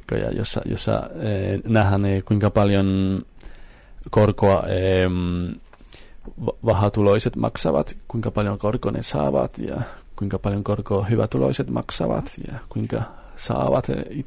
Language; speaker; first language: Finnish; non-native, fluent; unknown